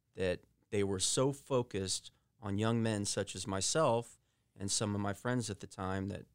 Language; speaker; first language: English; early bilingual, other home language; Italian